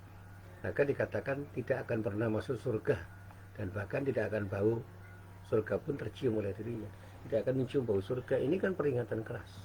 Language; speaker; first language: Indonesian; native; Indonesian